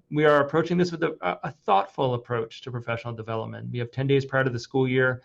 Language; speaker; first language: English; native; English